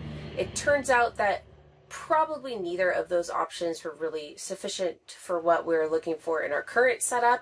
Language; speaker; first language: English; native; English